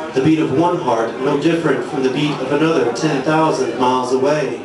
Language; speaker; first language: English; native; English